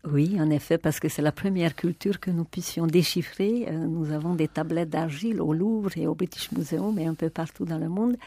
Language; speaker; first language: French; non-native, fluent; Hungarian